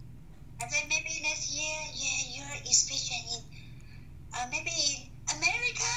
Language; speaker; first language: English; non-native, learner; Chinese